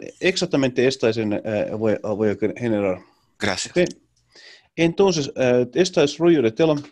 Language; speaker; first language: Spanish; non-native, learner; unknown